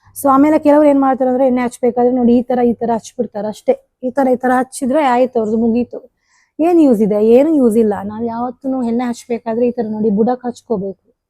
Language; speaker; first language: Kannada; non-native, local second language; Tulu